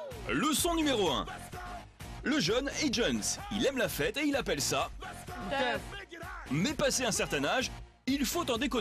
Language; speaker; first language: French; native; French